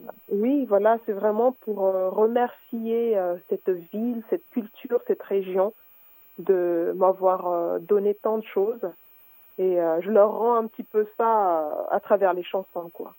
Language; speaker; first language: French; non-native, local second language; Malagasy